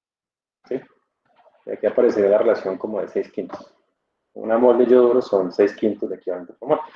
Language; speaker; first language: Spanish; native; Spanish